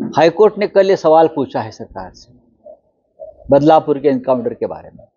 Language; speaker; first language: Hindi; non-native, local second language; Marathi